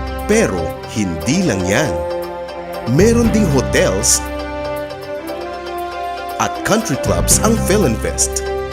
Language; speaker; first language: English; non-native, local second language; Filipino